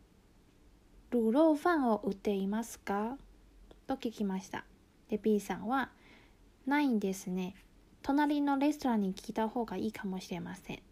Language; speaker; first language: Japanese; non-native, local second language; Chinese